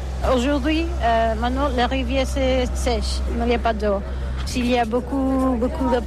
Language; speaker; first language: French; non-native, learner; Catalan